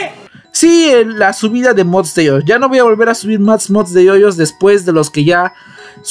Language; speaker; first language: Spanish; native; Spanish